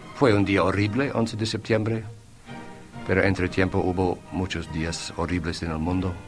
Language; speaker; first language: Spanish; non-native, fluent; English